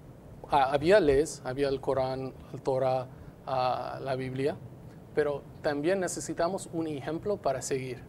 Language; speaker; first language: Spanish; non-native, fluent; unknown